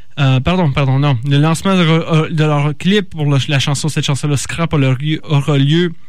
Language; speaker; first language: French; native; French